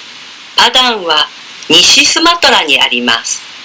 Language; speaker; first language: Japanese; non-native, learner; Indonesian